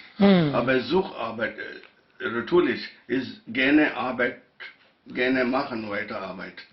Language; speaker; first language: German; non-native, learner; Urdu